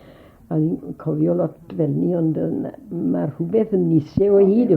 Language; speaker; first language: Welsh; native; Welsh